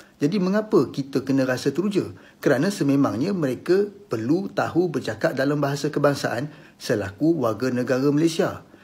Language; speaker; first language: Malay; native; Malay